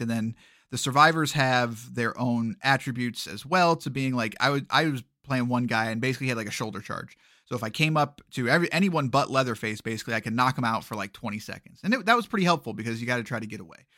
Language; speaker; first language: English; native; English